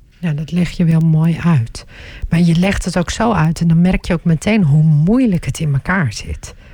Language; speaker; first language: Dutch; early bilingual, other home language; Turkish